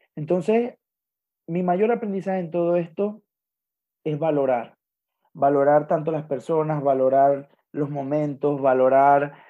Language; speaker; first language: Spanish; native; Spanish